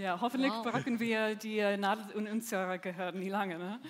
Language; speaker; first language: German; non-native, learner; English